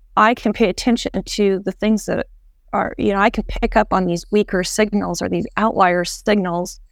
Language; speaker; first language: English; native; English